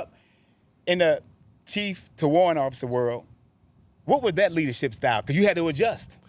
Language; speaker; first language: English; native; English